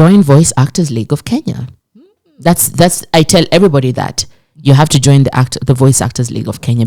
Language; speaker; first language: English; non-native, local second language; Swahili